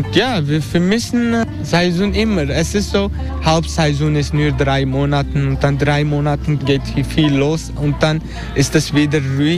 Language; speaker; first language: German; non-native, learner; Turkish